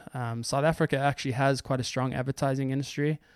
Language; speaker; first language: English; native; English